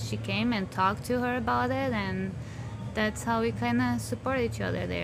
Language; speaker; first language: English; non-native, fluent; Portuguese